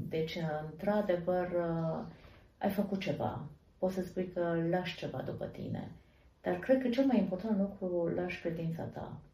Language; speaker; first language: Romanian; native; Romanian